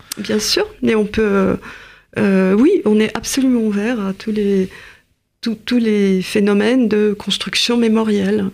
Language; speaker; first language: French; non-native, fluent; Russian